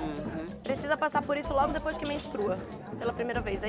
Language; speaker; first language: Portuguese; native; Portuguese